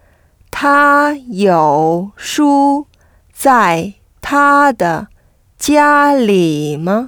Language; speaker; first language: Chinese; non-native, learner; French